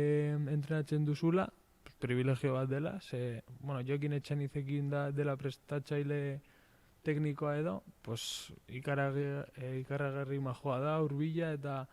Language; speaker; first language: Basque; non-native, local second language; Spanish